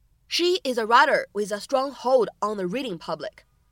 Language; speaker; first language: English; non-native, fluent; Chinese